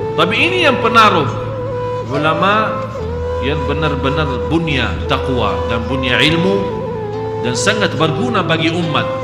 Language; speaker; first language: Malay; non-native, fluent; Arabic